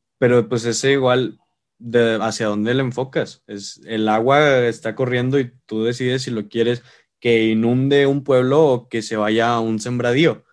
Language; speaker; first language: Spanish; native; Spanish